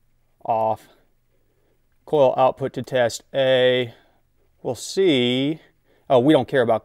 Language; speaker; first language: English; native; English